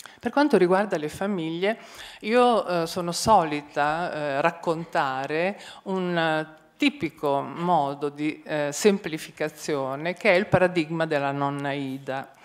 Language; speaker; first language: Italian; native; Italian